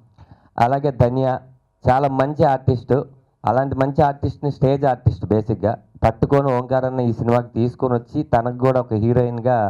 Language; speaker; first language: Telugu; native; Telugu